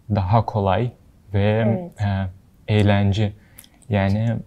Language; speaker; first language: Turkish; non-native, learner; Kazakh